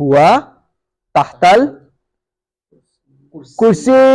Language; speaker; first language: Arabic; non-native, fluent; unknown